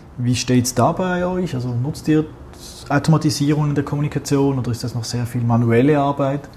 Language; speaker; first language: German; native; German